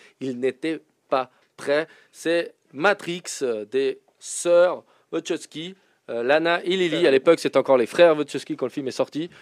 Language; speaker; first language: French; native; French